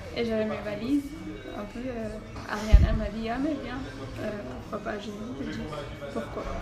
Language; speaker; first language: French; non-native, fluent; Spanish